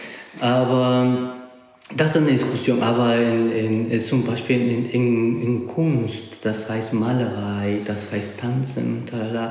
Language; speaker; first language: German; non-native, learner; Spanish